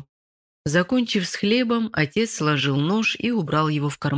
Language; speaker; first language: Russian; native; Russian